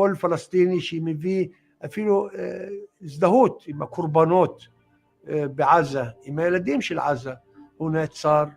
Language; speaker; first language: Hebrew; non-native, local second language; Arabic